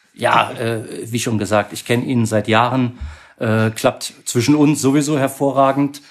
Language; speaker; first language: German; native; German